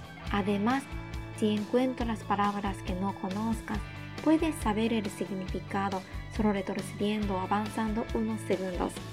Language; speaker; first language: Spanish; non-native, fluent; Japanese